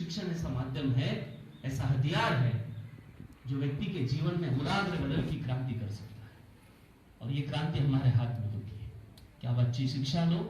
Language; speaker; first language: Hindi; non-native, local second language; Marathi